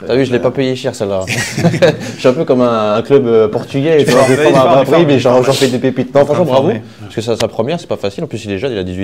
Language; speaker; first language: French; native; French